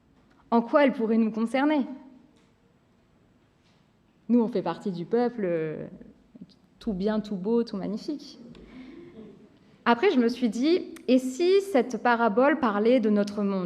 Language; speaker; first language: French; native; French